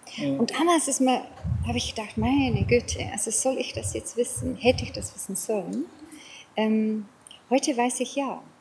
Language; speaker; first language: German; non-native, fluent; Afrikaans